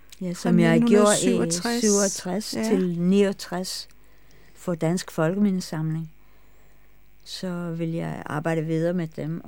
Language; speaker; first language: Danish; non-native, fluent; English